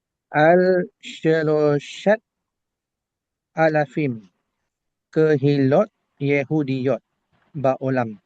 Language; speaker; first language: Hebrew; non-native, learner; Indonesian